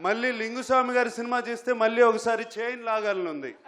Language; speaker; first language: Telugu; native; Telugu